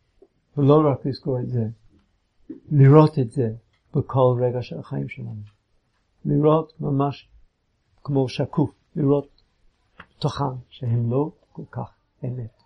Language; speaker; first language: Hebrew; non-native, fluent; English